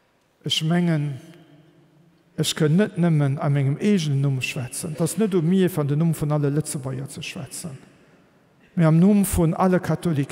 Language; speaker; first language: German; non-native, local second language; Luxembourgish